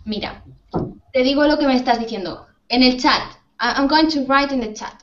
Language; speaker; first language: Spanish; native; Spanish